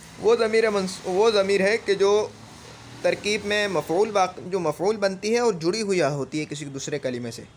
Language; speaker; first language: Urdu; native; Urdu